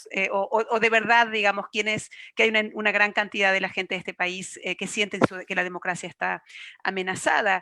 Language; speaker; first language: Spanish; native; Spanish